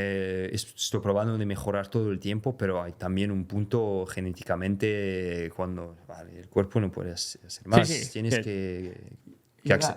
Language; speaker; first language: Spanish; non-native, fluent; French